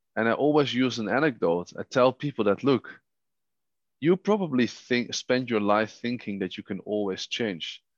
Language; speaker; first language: English; non-native, fluent; Dutch